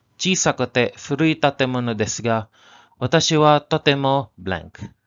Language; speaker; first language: Japanese; non-native, learner; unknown